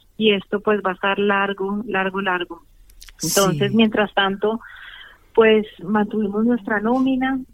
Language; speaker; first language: Spanish; native; Spanish